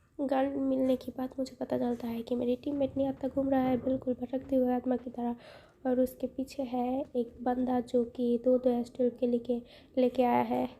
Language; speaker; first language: Hindi; non-native, fluent; Bangla